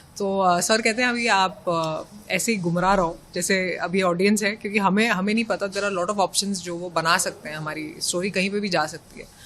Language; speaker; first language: Hindi; native; Hindi